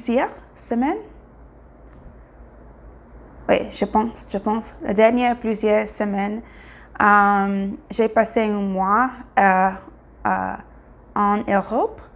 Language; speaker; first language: French; non-native, learner; English